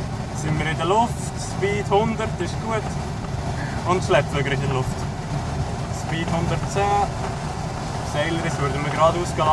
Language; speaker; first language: German; native; German